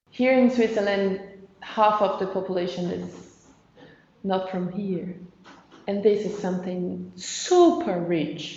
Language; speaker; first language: English; non-native, fluent; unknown